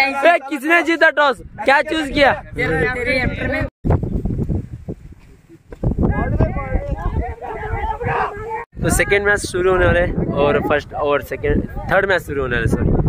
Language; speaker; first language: Hindi; native; Hindi